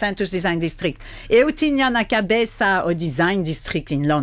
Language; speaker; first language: Portuguese; non-native, fluent; French